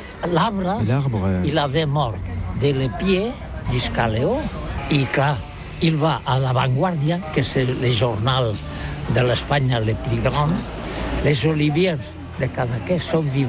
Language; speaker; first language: French; non-native, learner; Catalan